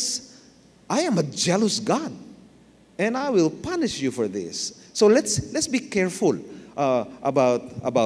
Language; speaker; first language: English; non-native, local second language; Filipino